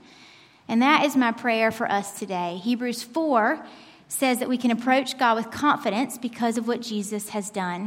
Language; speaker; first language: English; native; English